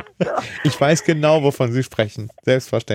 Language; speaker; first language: German; native; German